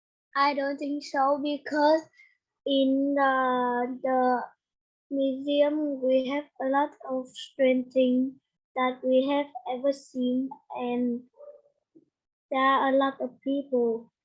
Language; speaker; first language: English; non-native, learner; Vietnamese